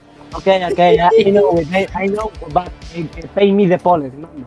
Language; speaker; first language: English; non-native, learner; Spanish